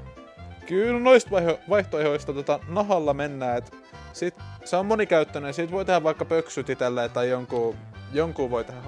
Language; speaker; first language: Finnish; native; Finnish